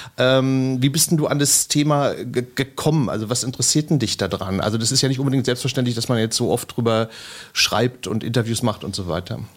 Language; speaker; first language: German; native; German